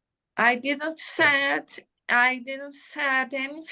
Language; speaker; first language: English; non-native, learner; Portuguese